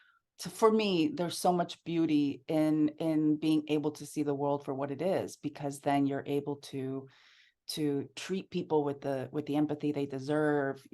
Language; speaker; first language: English; early bilingual, other home language; Spanish